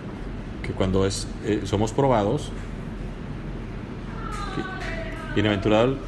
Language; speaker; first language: Spanish; native; Spanish